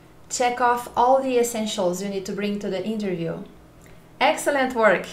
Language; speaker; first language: English; non-native, fluent; Portuguese